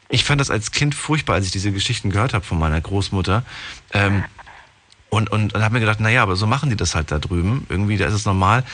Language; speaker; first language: German; native; German